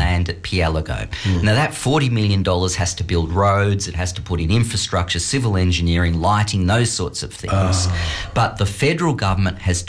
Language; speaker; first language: English; native; English